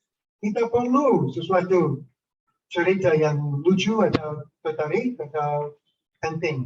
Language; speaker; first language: Indonesian; non-native, fluent; English